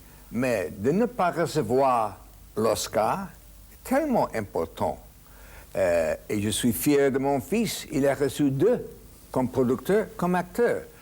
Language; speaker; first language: French; non-native, fluent; English